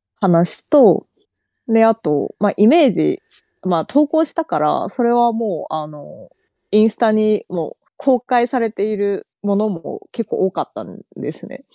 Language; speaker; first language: Japanese; non-native, fluent; Chinese